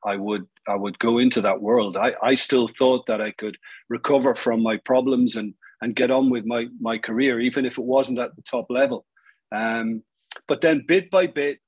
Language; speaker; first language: English; native; English